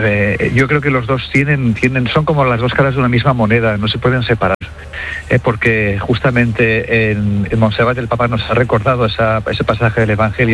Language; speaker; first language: Spanish; native; Spanish